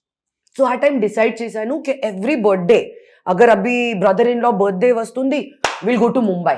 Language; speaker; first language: Telugu; non-native, learner; Hindi